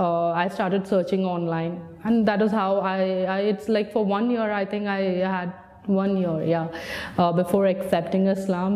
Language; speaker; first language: English; non-native, local second language; Hindi